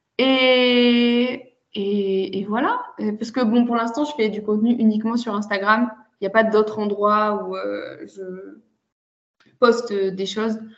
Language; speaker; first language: French; native; French